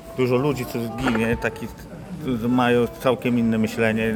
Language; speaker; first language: Polish; non-native, learner; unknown